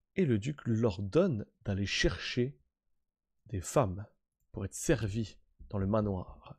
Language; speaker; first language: French; native; French